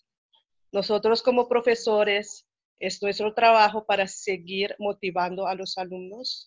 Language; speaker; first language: Spanish; non-native, fluent; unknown